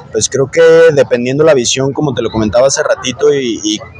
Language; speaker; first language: Spanish; native; Spanish